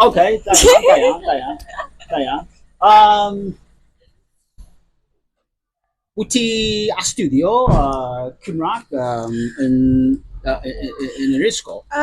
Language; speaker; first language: Welsh; non-native, learner; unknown